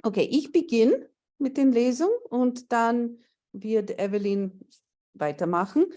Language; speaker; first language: German; non-native, fluent; English